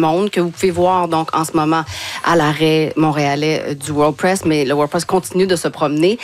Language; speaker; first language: French; native; French